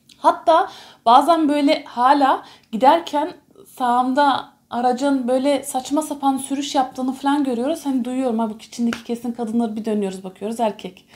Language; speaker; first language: Turkish; early bilingual, heritage; Turkish